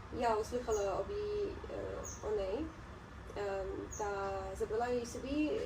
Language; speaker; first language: Ukrainian; non-native, local second language; Russian